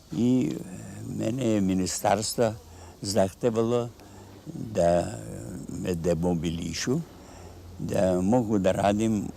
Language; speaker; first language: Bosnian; non-native, fluent; Russian